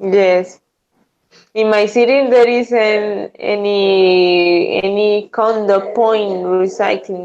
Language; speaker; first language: English; non-native, learner; Spanish